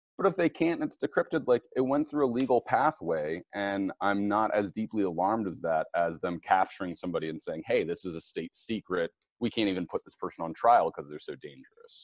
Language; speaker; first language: English; native; English